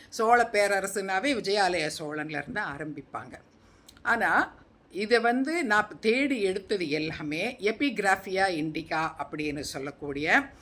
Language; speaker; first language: Tamil; non-native, local second language; Telugu